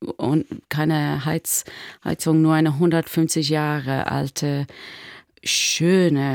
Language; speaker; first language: German; non-native, learner; English